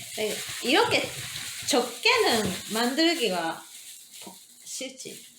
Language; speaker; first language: Korean; non-native, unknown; Japanese